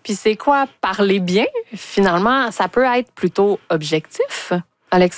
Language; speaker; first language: French; native; French